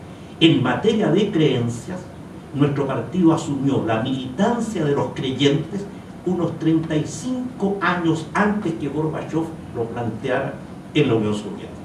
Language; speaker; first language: Spanish; native; Spanish